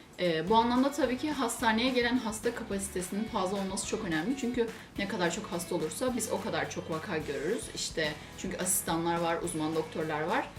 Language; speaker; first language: Turkish; native; Turkish